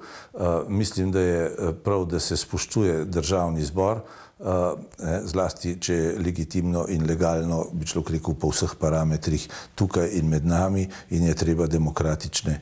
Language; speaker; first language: Slovenian; native; Slovenian